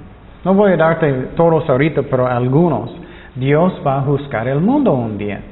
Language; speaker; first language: Spanish; non-native, fluent; English